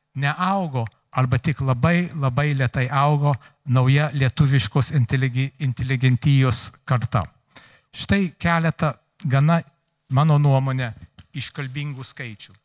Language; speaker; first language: Lithuanian; early bilingual, heritage; Lithuanian